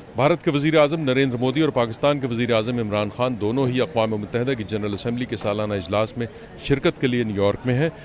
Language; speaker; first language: Urdu; native; Urdu